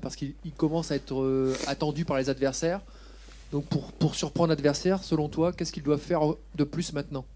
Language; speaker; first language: French; native; French